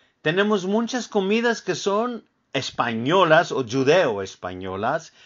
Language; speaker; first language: Spanish; early bilingual, heritage; Ladino